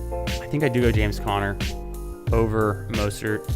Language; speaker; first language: English; native; English